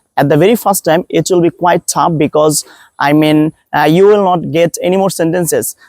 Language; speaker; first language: English; non-native, local second language; Bangla